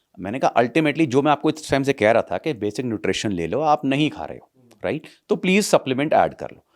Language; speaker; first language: Hindi; non-native, local second language; Punjabi